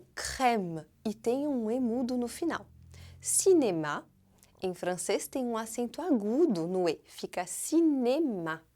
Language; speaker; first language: Portuguese; non-native, fluent; French